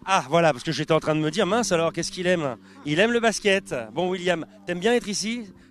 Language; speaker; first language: French; native; French